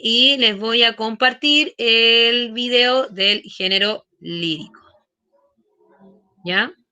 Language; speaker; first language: Spanish; native; Spanish